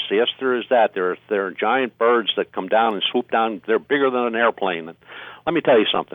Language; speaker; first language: English; native; English